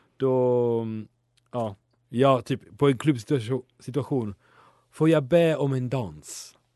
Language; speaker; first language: Swedish; non-native, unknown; Italian